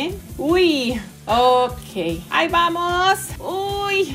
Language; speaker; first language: Spanish; native; Spanish